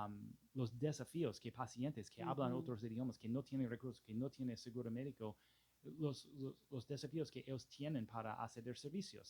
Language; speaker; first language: Spanish; non-native, fluent; English